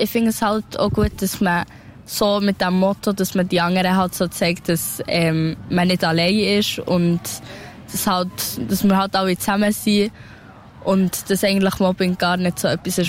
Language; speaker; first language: German; early bilingual, other home language; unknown